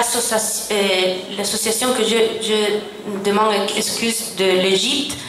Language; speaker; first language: French; non-native, fluent; Italian